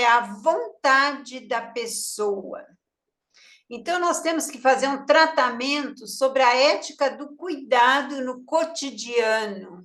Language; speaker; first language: Portuguese; native; Portuguese